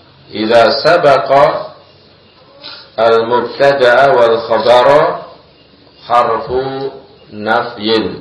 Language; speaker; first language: Arabic; non-native, fluent; Indonesian